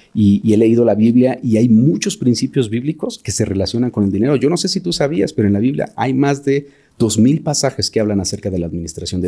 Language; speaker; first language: Spanish; native; Spanish